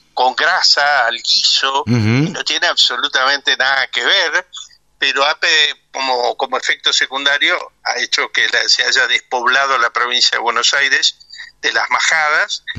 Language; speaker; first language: Spanish; native; Spanish